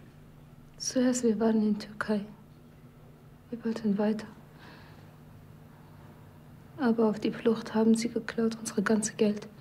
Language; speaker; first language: German; non-native, learner; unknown